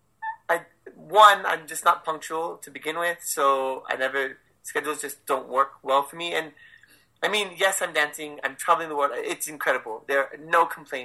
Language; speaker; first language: English; native; English